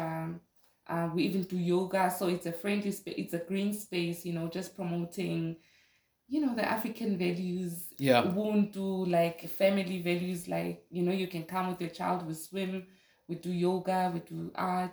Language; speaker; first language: English; non-native, local second language; Zulu